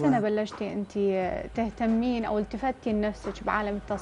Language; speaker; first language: Arabic; native; Arabic